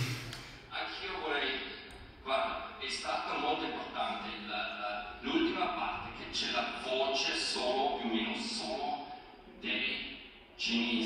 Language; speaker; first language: Italian; non-native, fluent; German